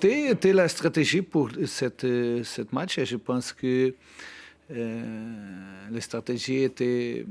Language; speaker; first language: French; non-native, learner; Portuguese